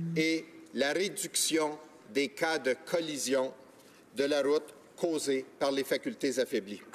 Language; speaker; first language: French; native; French